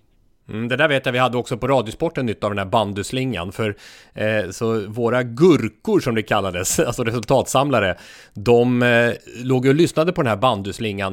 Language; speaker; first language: Swedish; native; Swedish